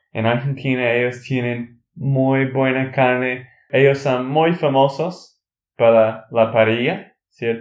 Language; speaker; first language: Spanish; non-native, learner; English